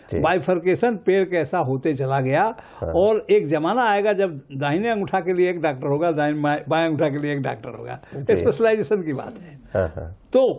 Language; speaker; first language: Hindi; native; Hindi